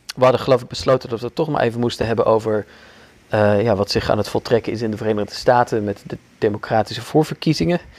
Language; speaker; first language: Dutch; native; Dutch